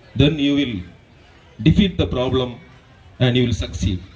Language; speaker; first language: English; non-native, local second language; Tamil